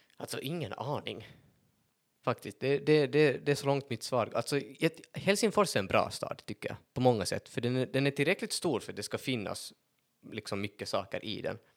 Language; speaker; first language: Swedish; native; Swedish